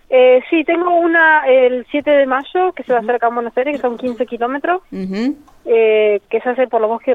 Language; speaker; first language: Spanish; native; Spanish